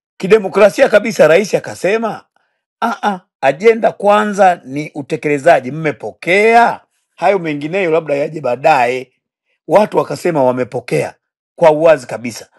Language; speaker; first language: Swahili; native; Swahili